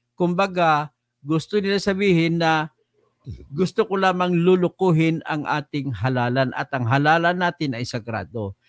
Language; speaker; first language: Filipino; non-native, local second language; Hiligaynon